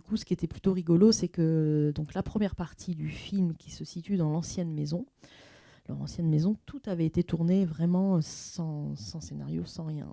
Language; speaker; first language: French; native; French